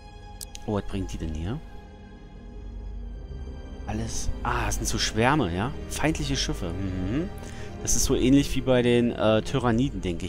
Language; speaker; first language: German; native; German